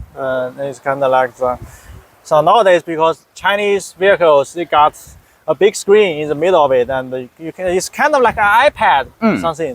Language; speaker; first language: English; non-native, fluent; Chinese